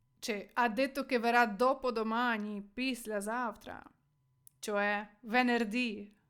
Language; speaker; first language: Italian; non-native, fluent; Ukrainian